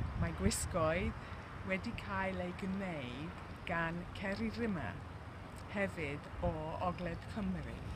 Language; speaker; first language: Welsh; non-native, learner; English